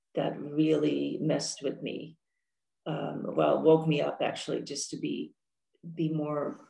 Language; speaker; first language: English; non-native, fluent; Dutch